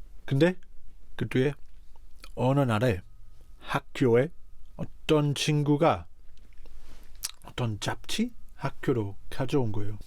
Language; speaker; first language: Korean; non-native, fluent; English